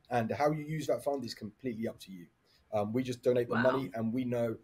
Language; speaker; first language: English; native; English